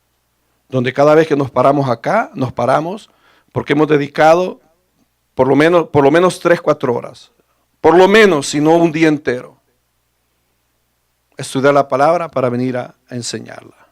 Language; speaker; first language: Spanish; native; Spanish